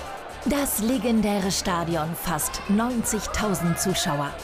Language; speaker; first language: German; native; German